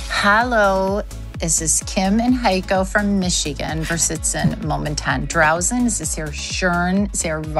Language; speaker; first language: German; non-native, learner; English